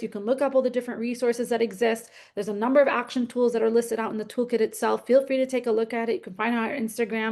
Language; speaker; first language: English; native; English